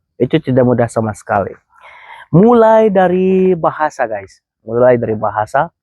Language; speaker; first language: Indonesian; non-native, fluent; Arabic